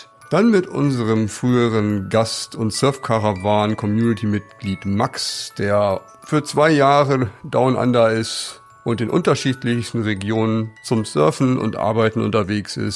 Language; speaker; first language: German; native; German